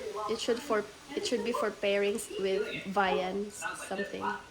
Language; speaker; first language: English; non-native, local second language; Cebuano